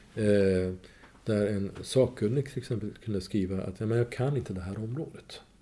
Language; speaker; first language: Swedish; non-native, fluent; Persian